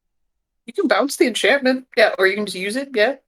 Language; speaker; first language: English; native; English